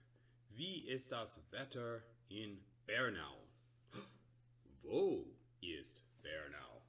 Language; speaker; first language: German; non-native, learner; English